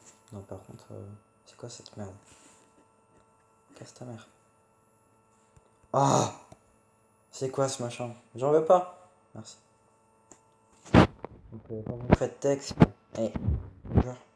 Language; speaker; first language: French; native; French